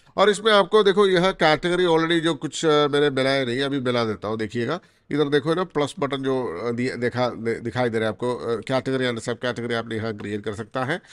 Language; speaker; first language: Hindi; non-native, local second language; Malayalam